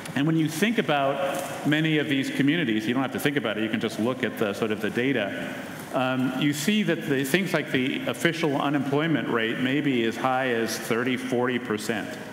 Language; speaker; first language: English; native; English